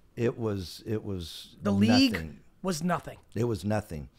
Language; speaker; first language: English; native; English